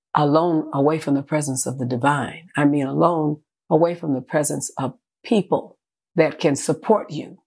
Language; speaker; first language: English; native; English